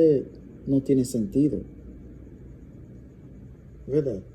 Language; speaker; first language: Spanish; non-native, learner; English